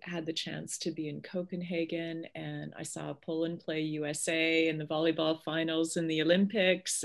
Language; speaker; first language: English; early bilingual, other home language; Polish